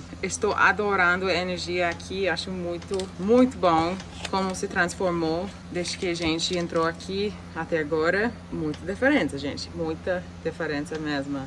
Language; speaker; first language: Portuguese; non-native, fluent; English